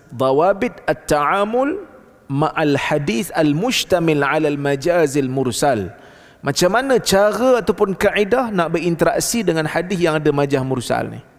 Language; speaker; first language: Malay; native; Malay